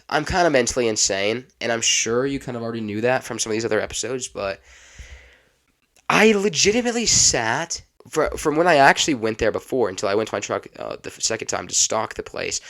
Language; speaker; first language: English; native; English